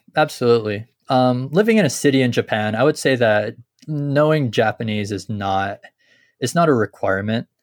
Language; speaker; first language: English; native; English